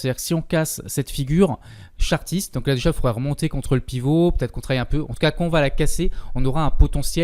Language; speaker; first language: French; native; French